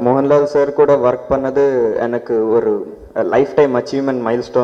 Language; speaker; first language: Tamil; non-native, learner; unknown